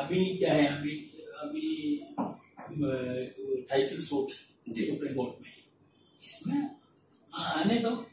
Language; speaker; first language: Hindi; non-native, local second language; Malayalam